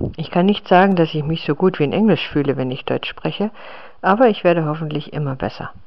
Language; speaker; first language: German; non-native, fluent; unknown